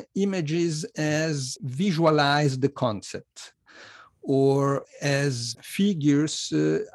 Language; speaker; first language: English; non-native, fluent; Italian